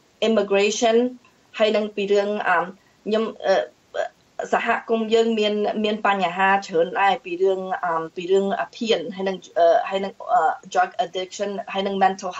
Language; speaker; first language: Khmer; early bilingual, heritage; Khmer